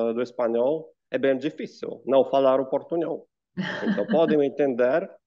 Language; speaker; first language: Portuguese; non-native, fluent; Russian